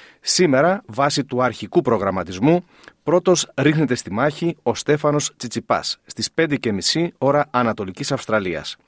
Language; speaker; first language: Greek; native; Greek